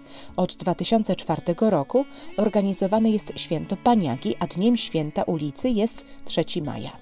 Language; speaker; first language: Polish; native; Polish